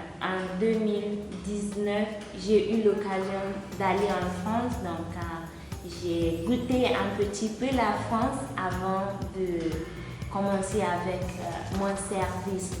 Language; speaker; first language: French; non-native, fluent; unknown